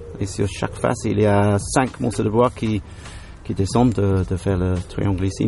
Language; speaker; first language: French; non-native, fluent; English